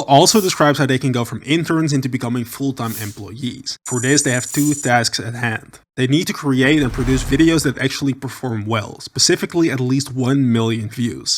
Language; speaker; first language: English; native; English